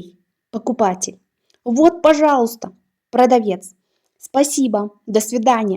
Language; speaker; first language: Russian; non-native, fluent; Uzbek